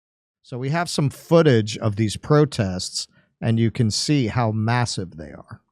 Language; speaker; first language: English; native; English